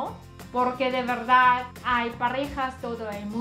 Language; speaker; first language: Spanish; non-native, learner; Korean